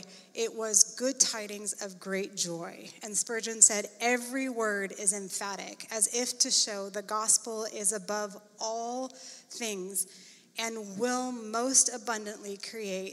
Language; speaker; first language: English; native; English